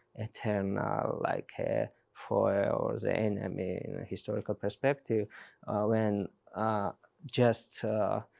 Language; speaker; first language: English; non-native, fluent; Georgian